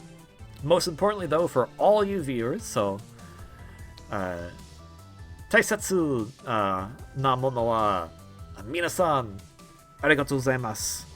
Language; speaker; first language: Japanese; non-native, learner; English